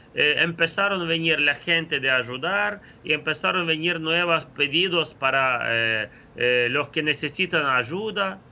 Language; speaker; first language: Spanish; non-native, fluent; Ukrainian